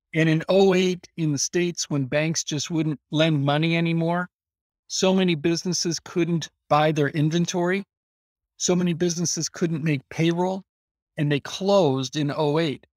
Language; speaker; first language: English; native; English